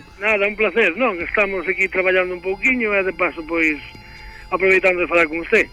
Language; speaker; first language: Galician; native; Galician